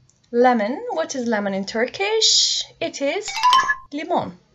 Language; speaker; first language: English; non-native, fluent; Turkish